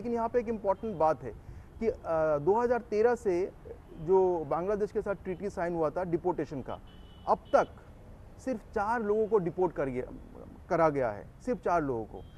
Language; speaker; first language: Urdu; non-native, local second language; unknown